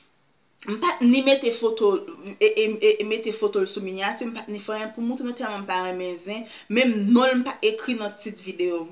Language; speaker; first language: French; non-native, local second language; Haitian Creole